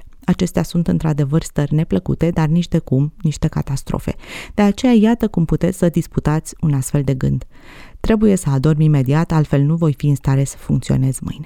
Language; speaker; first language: Romanian; native; Romanian